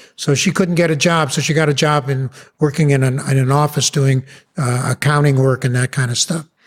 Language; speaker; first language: English; early bilingual, other home language; Yiddish